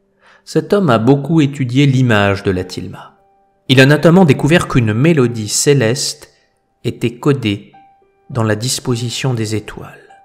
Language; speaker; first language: French; native; French